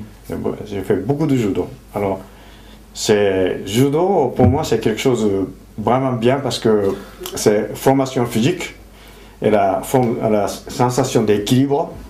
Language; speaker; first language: French; non-native, fluent; Japanese